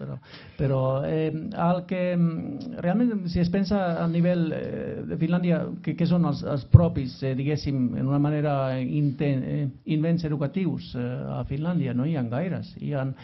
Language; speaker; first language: Catalan; non-native, fluent; Finnish